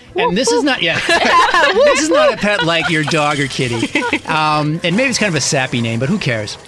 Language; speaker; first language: English; native; English